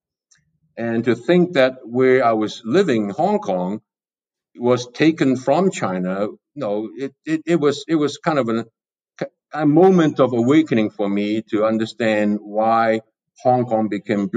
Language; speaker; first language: English; non-native, local second language; Cantonese